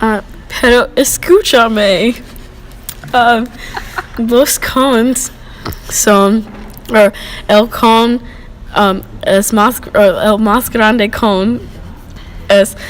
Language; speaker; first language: Spanish; non-native, learner; English